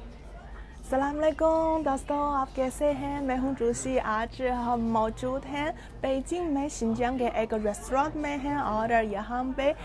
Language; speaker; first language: Hindi; non-native, fluent; Chinese